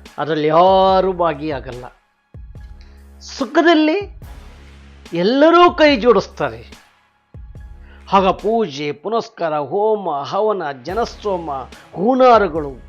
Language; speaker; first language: Kannada; native; Kannada